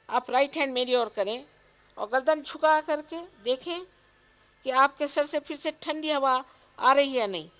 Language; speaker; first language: Hindi; non-native, local second language; Marathi